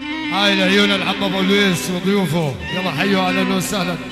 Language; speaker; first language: Arabic; native; Arabic